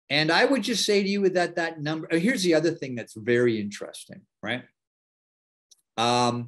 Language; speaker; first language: English; native; English